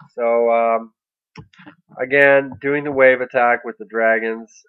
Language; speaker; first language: English; native; English